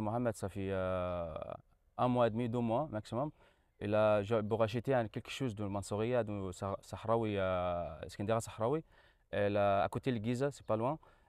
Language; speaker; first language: French; non-native, learner; Arabic